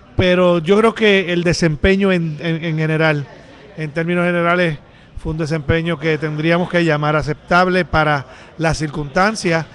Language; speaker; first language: Spanish; native; Spanish